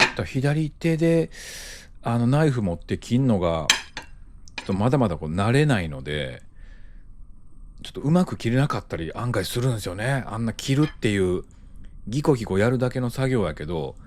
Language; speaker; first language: Japanese; native; Japanese